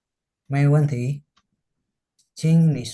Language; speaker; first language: Chinese; non-native, learner; Indonesian